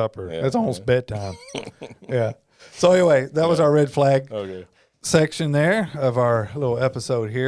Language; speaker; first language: English; native; English